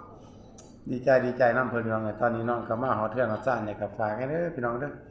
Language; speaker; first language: Thai; non-native, local second language; Northeastern Thai